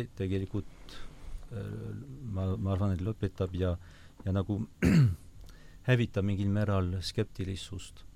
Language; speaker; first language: Estonian; non-native, fluent; French